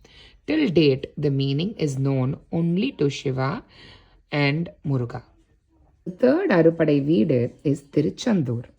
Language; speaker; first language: English; non-native, local second language; Tamil